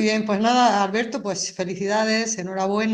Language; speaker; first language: Spanish; native; Spanish